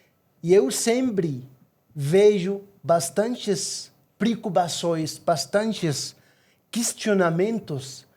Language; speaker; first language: Portuguese; non-native, fluent; Arabic